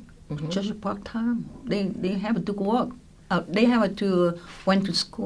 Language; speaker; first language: English; non-native, local second language; Vietnamese